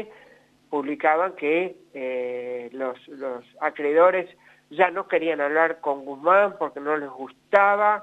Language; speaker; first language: Spanish; native; Spanish